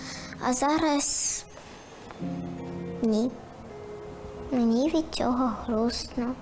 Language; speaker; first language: Ukrainian; non-native, local second language; Russian